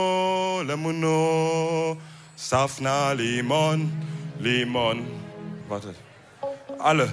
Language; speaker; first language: German; early bilingual, other home language; Wolof